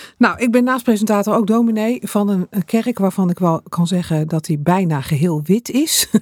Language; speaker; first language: Dutch; native; Dutch